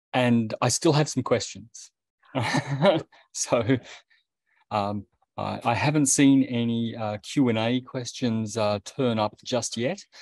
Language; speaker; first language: English; native; English